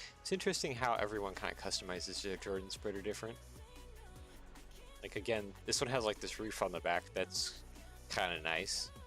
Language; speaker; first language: English; native; English